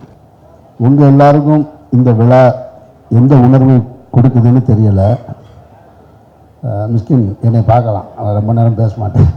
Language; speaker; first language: Tamil; native; Tamil